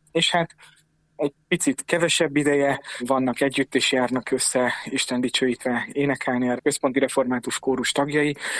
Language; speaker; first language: Hungarian; native; Hungarian